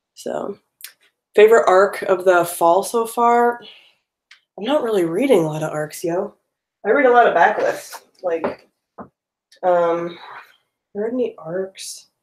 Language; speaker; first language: English; native; English